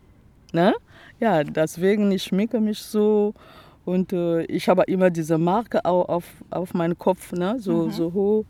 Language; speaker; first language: German; non-native, fluent; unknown